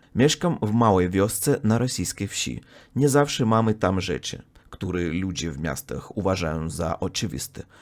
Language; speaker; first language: Polish; non-native, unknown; Russian